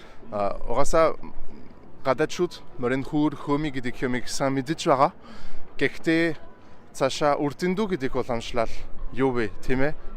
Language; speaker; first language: Mongolian; non-native, fluent; French